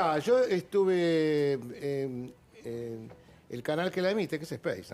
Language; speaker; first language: Spanish; native; Spanish